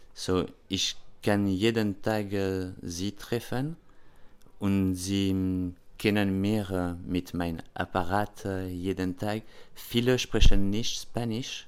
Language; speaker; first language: German; non-native, learner; French